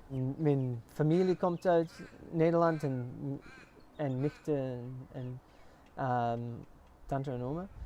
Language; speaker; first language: Dutch; early bilingual, heritage; English